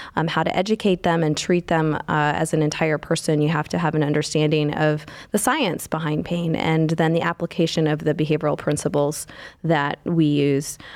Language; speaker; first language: English; native; English